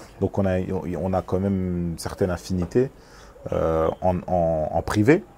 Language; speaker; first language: French; early bilingual, other home language; Lingala